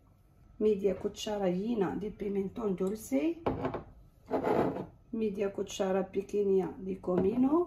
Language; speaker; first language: Spanish; non-native, fluent; Arabic